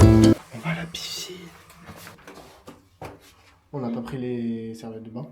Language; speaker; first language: French; native; French